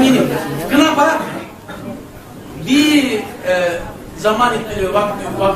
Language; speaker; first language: Indonesian; non-native, learner; Turkish